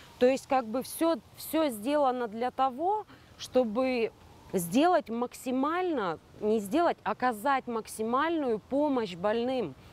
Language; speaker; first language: Russian; native; Russian